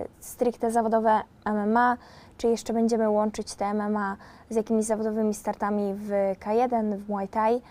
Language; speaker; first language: Polish; native; Polish